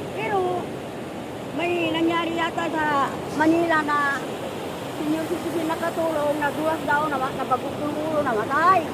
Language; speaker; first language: Filipino; non-native, local second language; Pangasinan